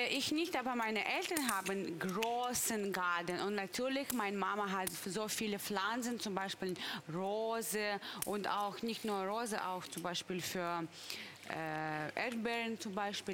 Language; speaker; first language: German; non-native, fluent; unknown